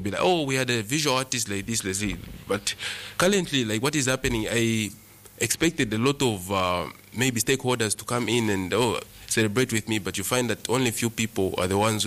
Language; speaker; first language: English; non-native, local second language; Nyanja